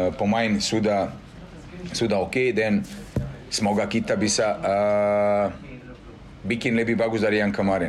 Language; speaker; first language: Indonesian; non-native, fluent; Serbian